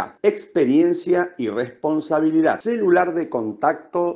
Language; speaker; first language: Spanish; native; Spanish